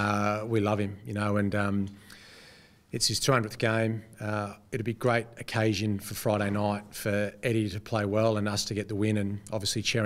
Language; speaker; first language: English; native; English